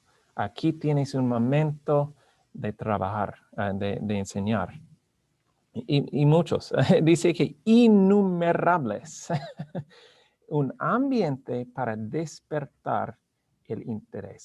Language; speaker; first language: Spanish; non-native, learner; English